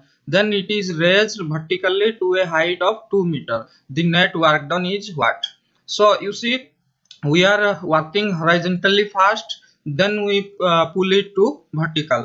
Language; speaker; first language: English; non-native, local second language; Hindi